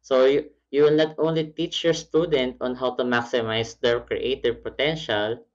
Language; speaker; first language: English; non-native, local second language; Filipino